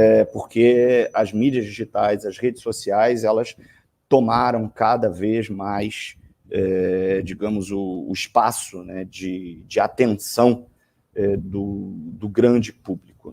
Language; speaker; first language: Portuguese; native; Portuguese